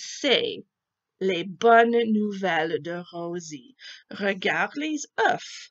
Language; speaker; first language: French; non-native, fluent; English